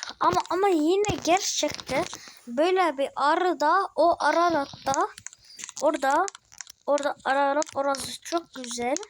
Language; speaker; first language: Turkish; early bilingual, heritage; Turkish